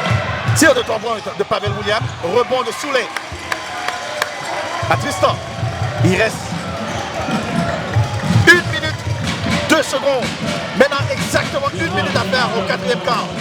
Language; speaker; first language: French; native; French